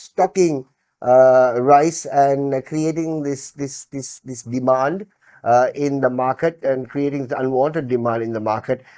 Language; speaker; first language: English; non-native, local second language; Sinhala